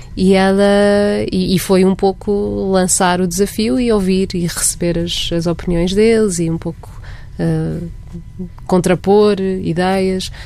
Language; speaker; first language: Portuguese; native; Portuguese